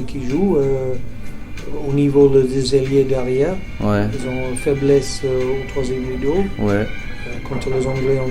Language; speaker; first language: French; non-native, fluent; English